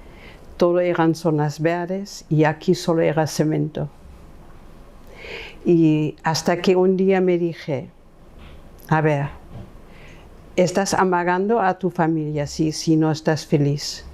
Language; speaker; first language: Spanish; non-native, fluent; German